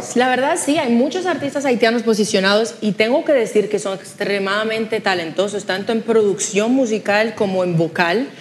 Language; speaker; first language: Spanish; non-native, fluent; Haitian Creole